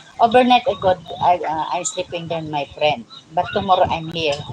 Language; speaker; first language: English; non-native, learner; Filipino